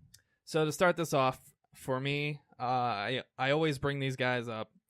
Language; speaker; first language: English; native; English